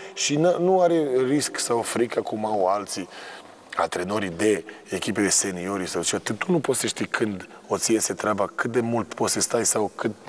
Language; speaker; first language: Romanian; non-native, fluent; Serbian